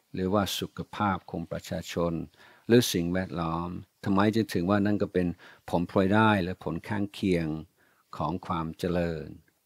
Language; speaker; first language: Thai; non-native, fluent; English